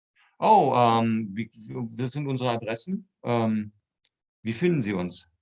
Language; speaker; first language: German; native; German